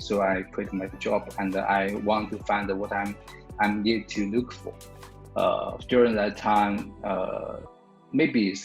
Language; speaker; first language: English; non-native, learner; Chinese